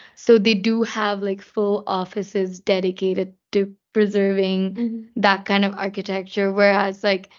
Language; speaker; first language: English; non-native, local second language; Hindi